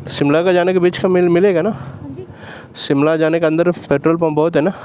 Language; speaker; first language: Hindi; non-native, local second language; Telugu